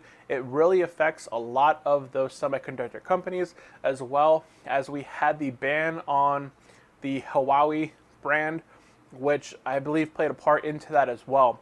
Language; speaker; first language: English; native; English